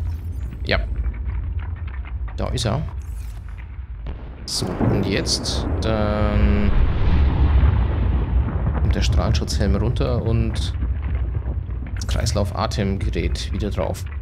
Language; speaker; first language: German; native; German